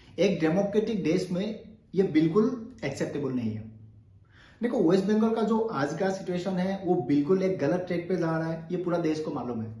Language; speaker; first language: Hindi; non-native, local second language; Assamese